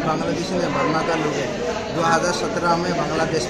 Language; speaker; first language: Hindi; non-native, learner; Rohingya